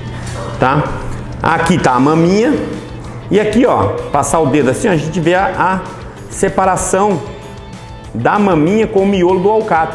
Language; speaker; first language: Portuguese; native; Portuguese